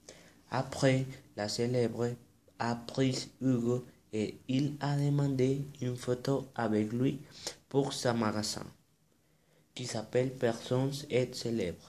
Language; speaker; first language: French; non-native, learner; Spanish